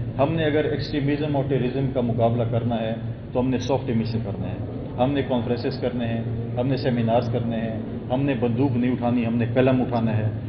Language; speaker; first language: Urdu; non-native, local second language; Saraiki